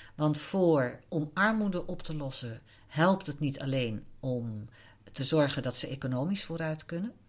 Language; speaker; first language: Dutch; native; Dutch